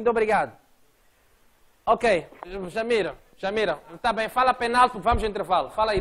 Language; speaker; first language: Portuguese; native; Portuguese